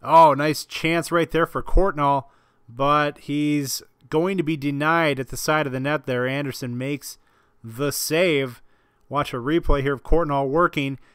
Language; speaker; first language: English; native; English